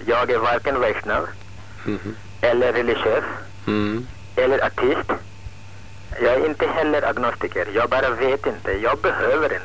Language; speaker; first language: Swedish; non-native, fluent; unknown